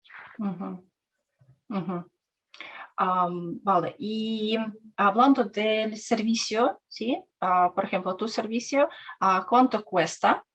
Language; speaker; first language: Spanish; non-native, learner; Russian